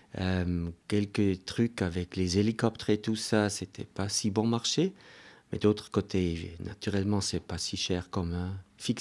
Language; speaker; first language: French; non-native, local second language; German